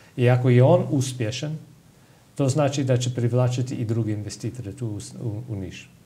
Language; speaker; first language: Serbian; non-native, fluent; English